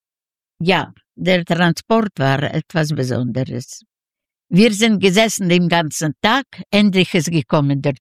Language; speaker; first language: German; non-native, learner; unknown